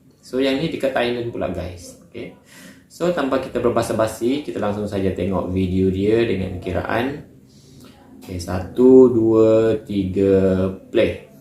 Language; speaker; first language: Malay; native; Malay